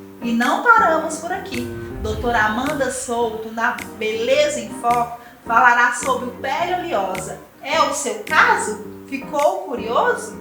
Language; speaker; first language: Portuguese; native; Portuguese